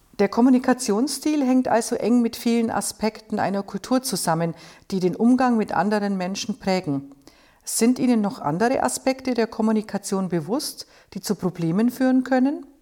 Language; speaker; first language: German; native; German